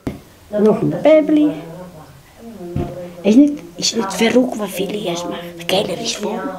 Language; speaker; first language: German; non-native, learner; Italian